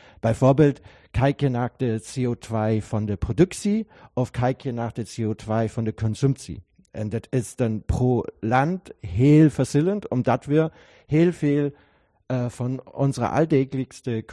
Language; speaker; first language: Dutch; non-native, learner; German